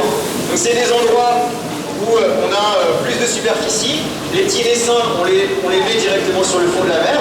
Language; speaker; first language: French; native; French